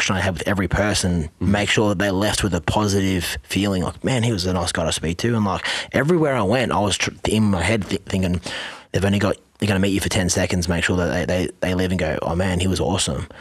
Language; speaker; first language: English; native; English